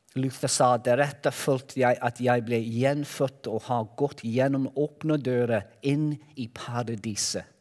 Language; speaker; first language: Norwegian; non-native, learner; Welsh